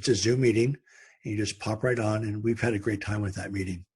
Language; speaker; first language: English; native; English